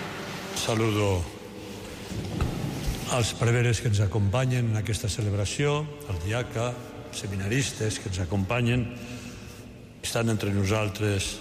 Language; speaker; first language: Catalan; non-native, fluent; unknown